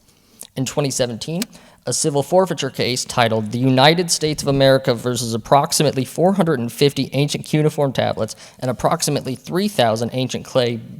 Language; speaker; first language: English; native; English